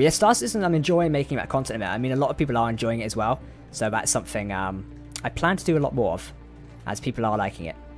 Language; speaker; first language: English; native; English